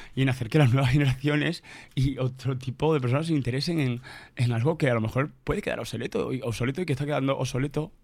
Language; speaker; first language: Spanish; native; Spanish